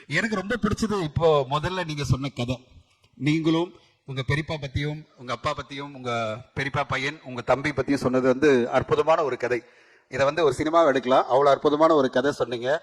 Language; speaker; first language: Tamil; native; Tamil